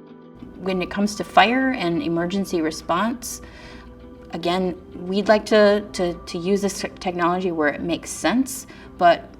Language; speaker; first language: English; native; English